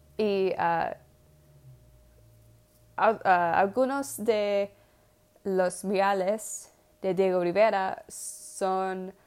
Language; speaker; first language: Spanish; non-native, learner; English